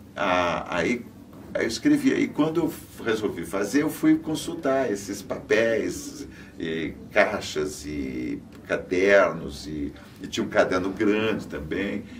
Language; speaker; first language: Portuguese; native; Portuguese